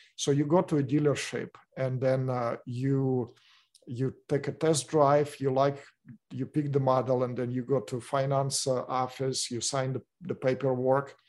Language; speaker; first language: English; non-native, fluent; Russian